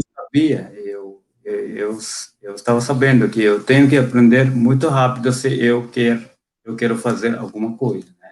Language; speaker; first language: Portuguese; non-native, fluent; Hindi